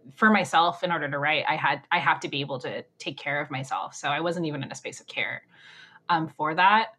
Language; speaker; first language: English; native; English